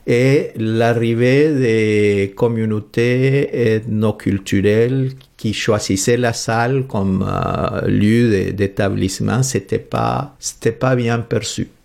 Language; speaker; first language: French; non-native, fluent; Spanish